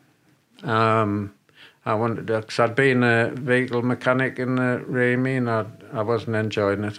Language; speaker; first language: English; native; English